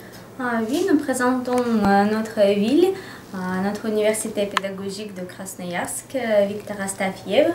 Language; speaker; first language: French; non-native, fluent; Russian